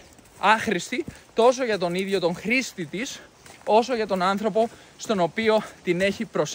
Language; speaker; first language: Greek; native; Greek